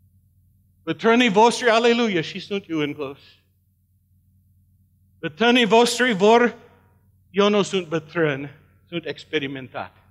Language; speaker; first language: Romanian; non-native, learner; English